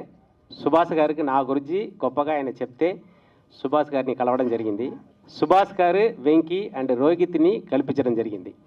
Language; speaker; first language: Telugu; native; Telugu